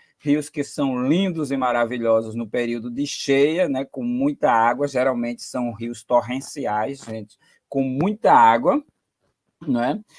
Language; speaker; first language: Portuguese; native; Portuguese